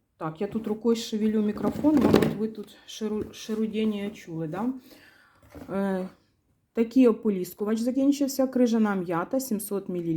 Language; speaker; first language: Ukrainian; non-native, local second language; Russian